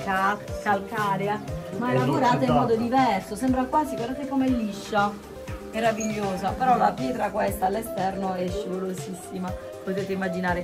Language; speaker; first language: Italian; native; Italian